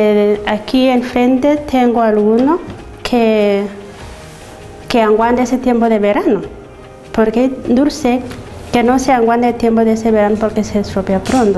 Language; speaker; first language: Spanish; non-native, fluent; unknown